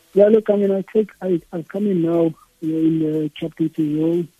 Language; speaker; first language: English; non-native, local second language; Xhosa